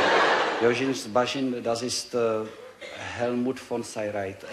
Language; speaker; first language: German; non-native, learner; Czech